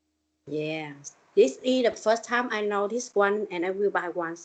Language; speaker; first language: English; non-native, learner; Vietnamese